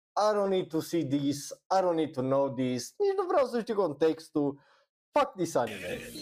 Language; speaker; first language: English; non-native, fluent; Romanian